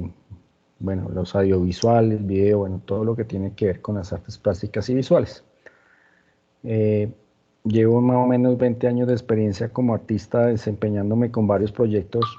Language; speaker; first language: Spanish; native; Spanish